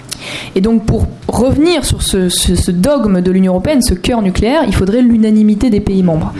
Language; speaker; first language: French; native; French